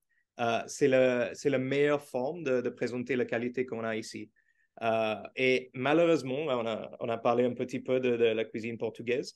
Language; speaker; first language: French; non-native, fluent; Portuguese